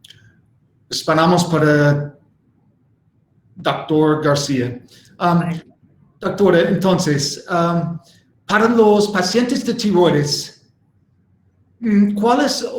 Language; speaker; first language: Spanish; non-native, learner; English